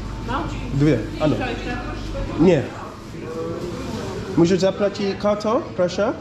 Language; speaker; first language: Polish; non-native, learner; English